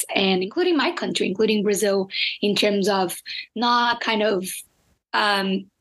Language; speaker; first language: English; non-native, fluent; Portuguese